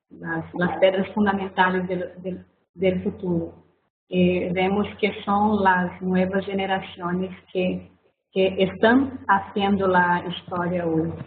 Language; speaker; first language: Spanish; non-native, fluent; Portuguese